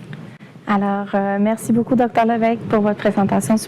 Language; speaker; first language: French; native; French